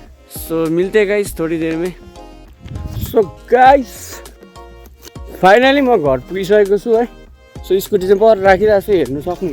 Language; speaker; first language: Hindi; non-native, local second language; Nepali